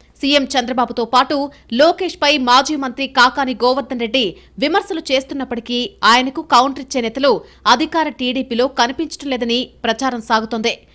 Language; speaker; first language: Telugu; native; Telugu